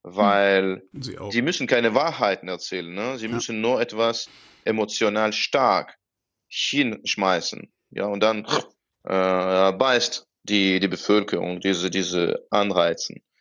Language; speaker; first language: German; non-native, fluent; Russian